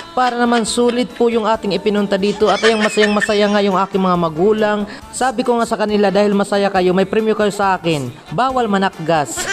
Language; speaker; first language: Filipino; non-native, local second language; Waray